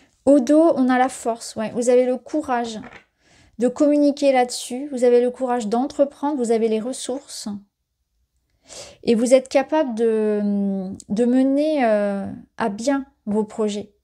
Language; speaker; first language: French; native; French